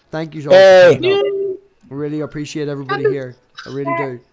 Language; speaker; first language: English; native; English